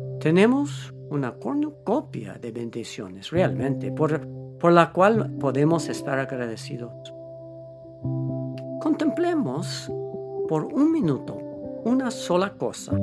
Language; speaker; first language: Spanish; non-native, fluent; English